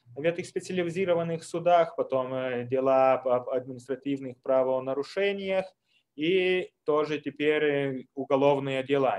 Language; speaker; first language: Russian; non-native, fluent; Lithuanian